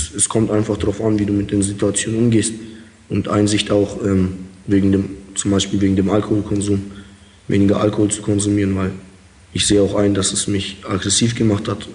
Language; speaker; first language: German; early bilingual, other home language; Russian